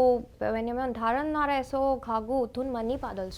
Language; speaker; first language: Korean; non-native, learner; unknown